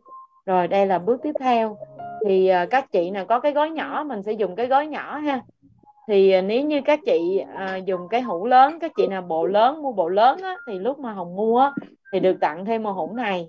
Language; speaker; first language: Vietnamese; native; Vietnamese